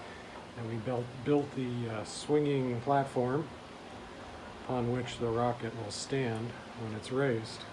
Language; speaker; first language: English; native; English